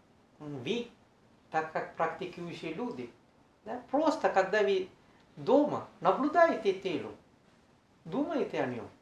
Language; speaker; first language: Russian; non-native, learner; Sinhala